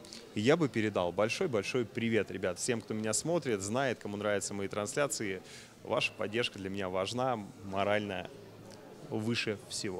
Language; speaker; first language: Russian; native; Russian